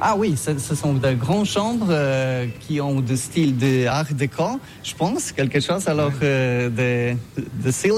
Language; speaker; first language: French; non-native, learner; Polish